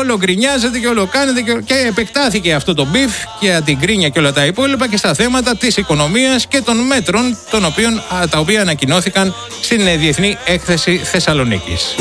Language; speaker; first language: Greek; native; Greek